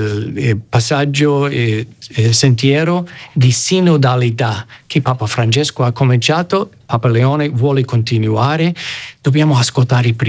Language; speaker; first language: Italian; non-native, fluent; English